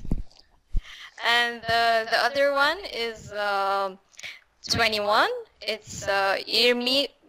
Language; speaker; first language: English; non-native, fluent; Arabic